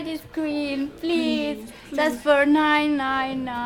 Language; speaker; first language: English; non-native, learner; Italian